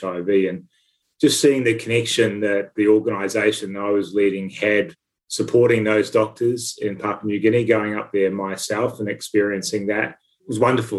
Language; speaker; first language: English; native; English